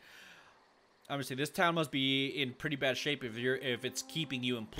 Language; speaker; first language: English; native; English